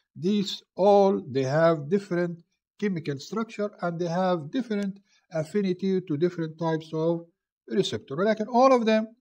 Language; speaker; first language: English; non-native, fluent; Arabic